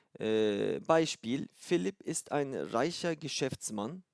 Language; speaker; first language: German; non-native, fluent; Turkish